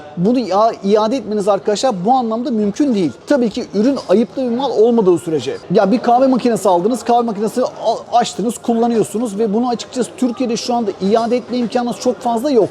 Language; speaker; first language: Turkish; native; Turkish